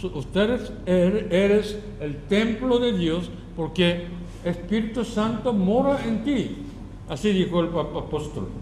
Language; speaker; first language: Spanish; non-native, fluent; Korean